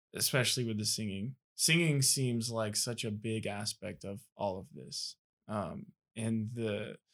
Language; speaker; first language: English; native; English